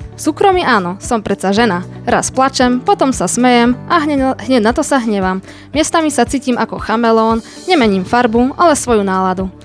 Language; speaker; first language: Slovak; non-native, local second language; Hungarian